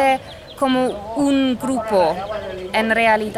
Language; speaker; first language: Spanish; non-native, fluent; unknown